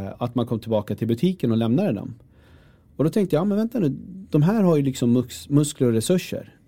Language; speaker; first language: Swedish; early bilingual, other home language; Kurdish